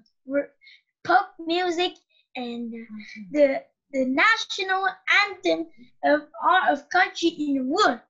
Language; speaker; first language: English; non-native, learner; Vietnamese